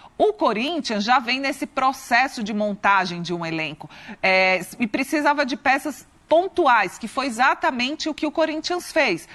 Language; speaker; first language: Portuguese; native; Portuguese